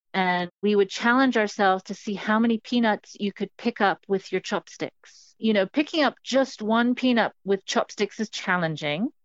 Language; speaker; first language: English; non-native, local second language; Cantonese